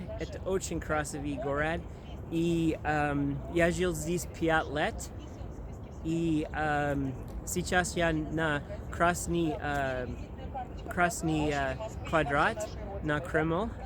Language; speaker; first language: Russian; non-native, learner; English